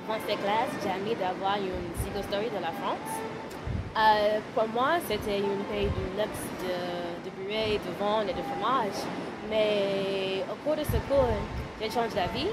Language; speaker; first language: French; non-native, learner; English